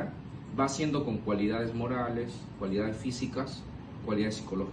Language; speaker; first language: Spanish; native; Spanish